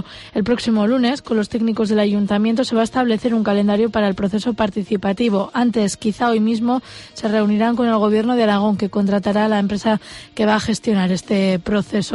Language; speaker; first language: Spanish; native; Spanish